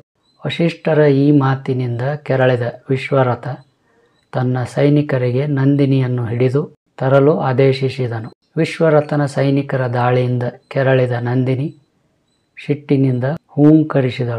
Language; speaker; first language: Kannada; native; Kannada